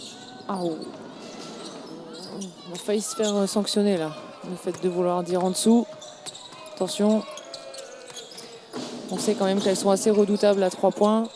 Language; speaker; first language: French; native; French